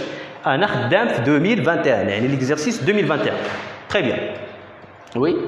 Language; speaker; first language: French; non-native, local second language; Arabic